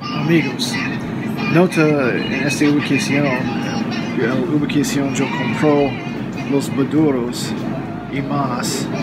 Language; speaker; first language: Spanish; non-native, learner; English